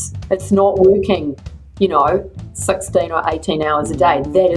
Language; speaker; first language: English; native; English